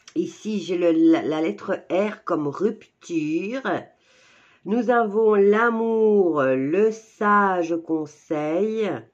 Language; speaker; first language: French; native; French